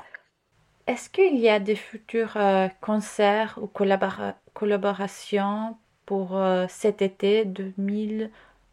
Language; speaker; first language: French; non-native, learner; Italian